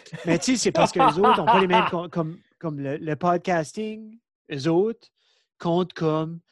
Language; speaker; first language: French; native; French